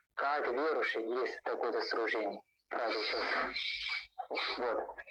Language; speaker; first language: Russian; non-native, learner; Chinese